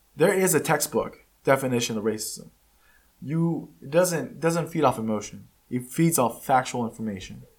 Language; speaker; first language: English; early bilingual, other home language; Spanish